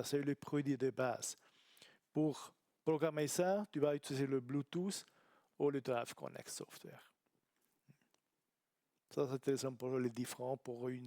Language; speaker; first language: French; non-native, learner; Italian